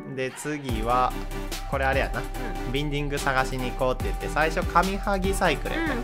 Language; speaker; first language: Japanese; native; Japanese